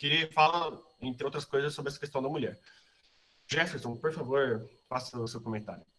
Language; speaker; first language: Portuguese; native; Portuguese